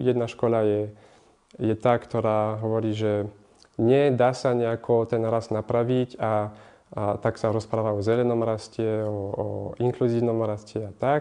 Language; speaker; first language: Slovak; non-native, fluent; French